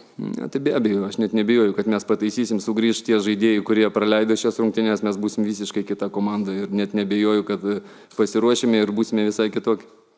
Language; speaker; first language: Lithuanian; native; Lithuanian